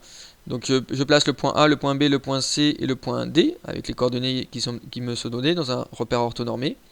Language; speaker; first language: French; native; French